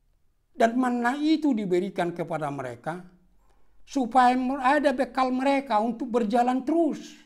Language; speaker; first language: Indonesian; non-native, local second language; Batak Toba